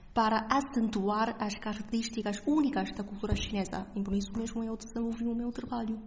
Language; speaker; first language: Portuguese; non-native, fluent; Chinese